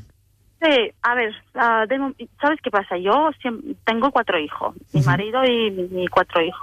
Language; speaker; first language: Spanish; non-native, learner; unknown